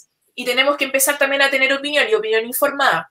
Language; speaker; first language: Spanish; native; Spanish